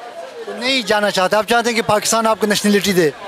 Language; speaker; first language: Hindi; non-native, local second language; Pashto